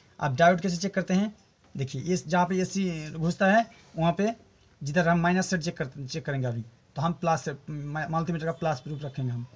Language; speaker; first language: Hindi; non-native, local second language; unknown